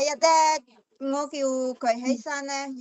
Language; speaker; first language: Cantonese; non-native, learner; Indonesian